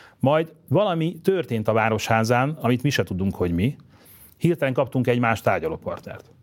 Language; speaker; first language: Hungarian; native; Hungarian